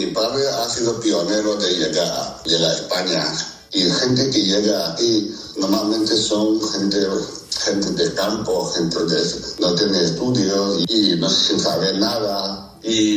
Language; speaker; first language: Spanish; non-native, fluent; Chinese